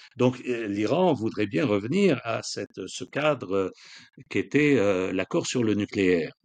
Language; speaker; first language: French; non-native, local second language; Arabic